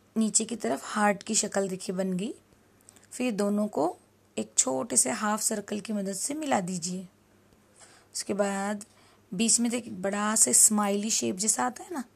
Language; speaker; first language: Hindi; native; Hindi